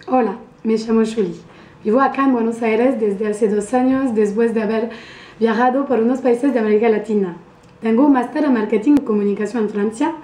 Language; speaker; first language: Spanish; non-native, fluent; French